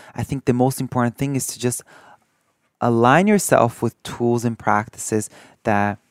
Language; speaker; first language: English; early bilingual, other home language; Portuguese